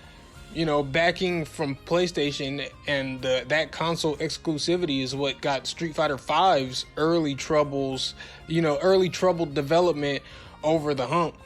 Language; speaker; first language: English; native; English